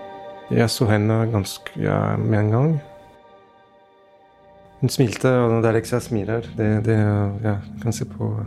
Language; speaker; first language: Norwegian; non-native, fluent; French